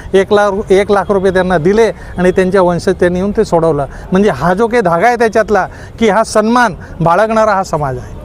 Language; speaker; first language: Marathi; non-native, local second language; Lambadi